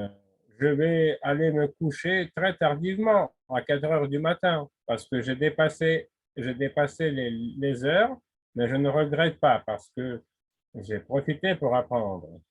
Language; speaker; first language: French; non-native, fluent; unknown